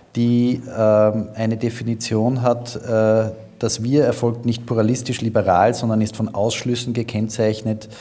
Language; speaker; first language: German; native; German